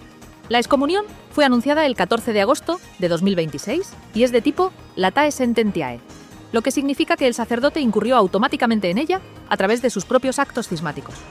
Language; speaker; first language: Spanish; native; Spanish